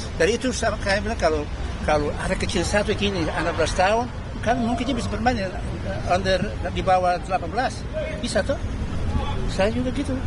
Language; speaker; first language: Indonesian; early bilingual, heritage; Dutch